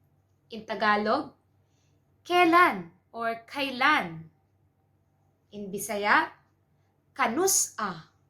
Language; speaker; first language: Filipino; non-native, local second language; Cebuano